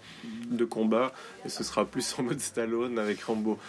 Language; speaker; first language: French; native; French